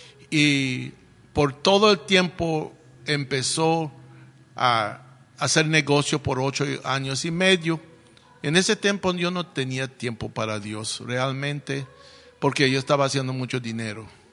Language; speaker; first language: Spanish; non-native, fluent; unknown